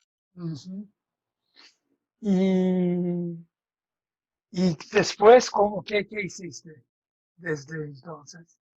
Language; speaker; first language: Spanish; non-native, fluent; Portuguese